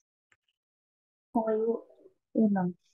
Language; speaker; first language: Chinese; non-native, learner; Indonesian